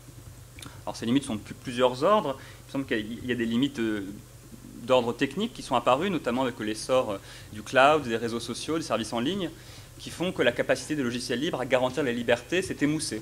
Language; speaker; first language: French; native; French